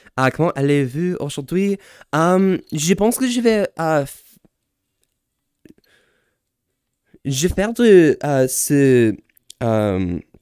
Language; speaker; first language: French; non-native, learner; English